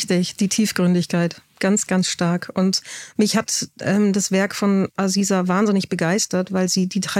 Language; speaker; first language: German; native; German